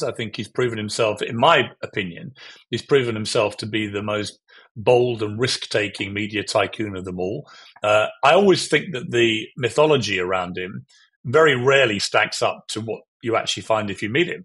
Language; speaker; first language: English; native; English